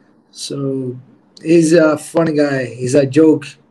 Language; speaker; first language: English; non-native, learner; Portuguese